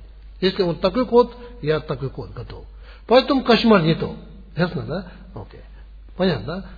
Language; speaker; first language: Russian; non-native, learner; Tibetan